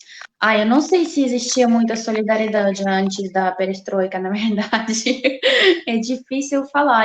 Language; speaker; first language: Portuguese; non-native, fluent; Russian